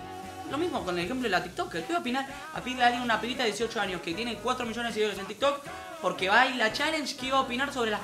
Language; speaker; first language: Spanish; native; Spanish